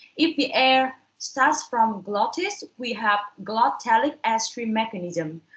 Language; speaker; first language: English; non-native, fluent; Vietnamese